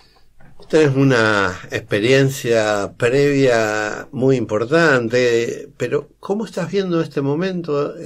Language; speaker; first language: Spanish; native; Spanish